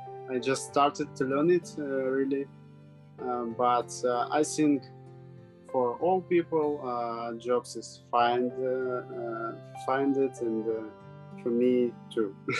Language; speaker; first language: English; non-native, learner; Russian